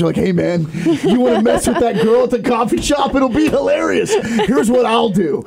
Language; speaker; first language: English; native; English